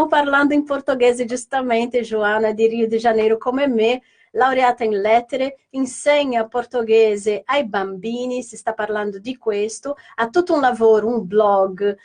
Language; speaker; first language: Italian; non-native, fluent; Portuguese